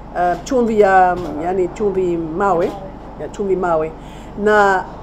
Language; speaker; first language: Swahili; non-native, fluent; Seselwa Creole French